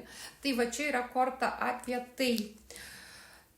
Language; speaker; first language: Lithuanian; native; Lithuanian